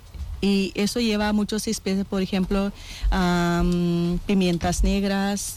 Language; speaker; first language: Spanish; non-native, learner; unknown